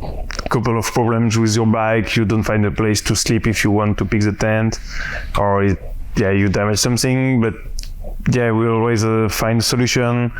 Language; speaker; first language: English; non-native, fluent; French